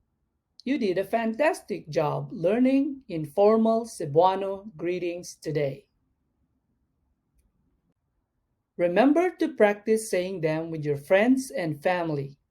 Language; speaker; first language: English; non-native, local second language; Cebuano